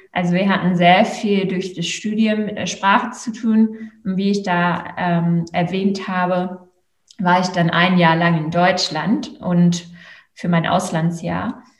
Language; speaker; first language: German; non-native, fluent; English